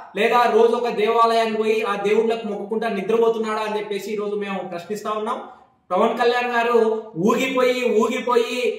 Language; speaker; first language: Telugu; native; Telugu